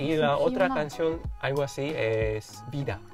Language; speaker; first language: Spanish; non-native, fluent; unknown